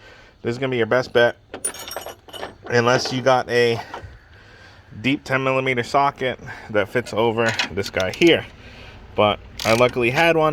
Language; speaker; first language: English; native; English